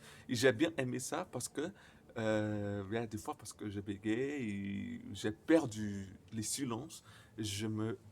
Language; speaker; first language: French; non-native, learner; Portuguese